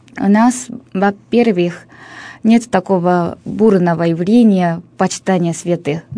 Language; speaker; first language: Russian; non-native, fluent; Japanese